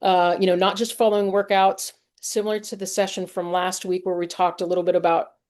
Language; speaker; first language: English; native; English